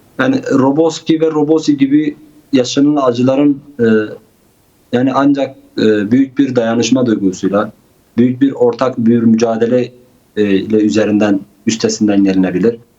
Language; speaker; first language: Turkish; non-native, local second language; Kurdish